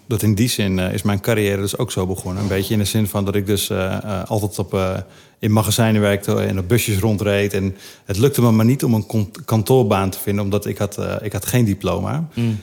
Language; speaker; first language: Dutch; native; Dutch